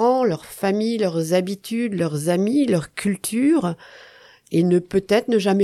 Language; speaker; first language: French; native; French